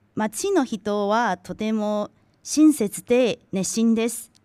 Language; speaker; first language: Japanese; non-native, fluent; Chinese